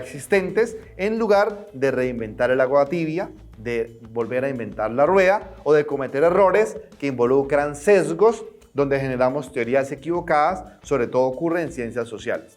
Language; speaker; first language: Spanish; native; Spanish